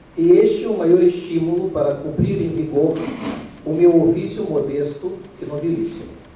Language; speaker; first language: Portuguese; non-native, fluent; Russian